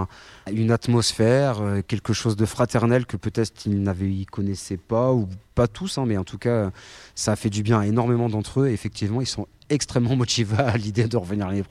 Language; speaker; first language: French; native; French